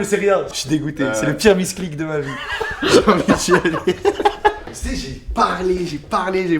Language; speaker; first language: French; native; French